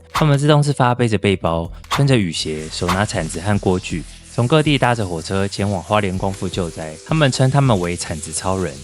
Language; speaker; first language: Chinese; native; Chinese